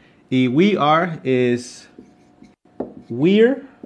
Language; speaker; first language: English; early bilingual, other home language; Spanish